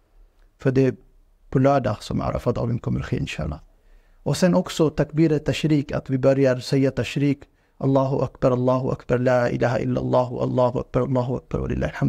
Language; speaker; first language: Swedish; non-native, fluent; Urdu